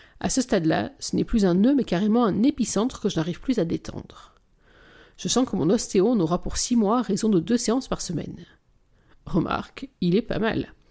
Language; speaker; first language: French; native; French